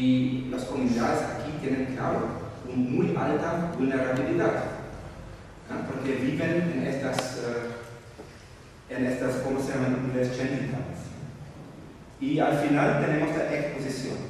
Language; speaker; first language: Spanish; non-native, fluent; German